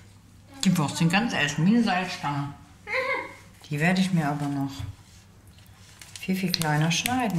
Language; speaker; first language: German; native; German